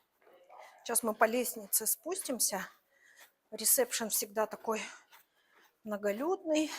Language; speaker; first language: Russian; native; Russian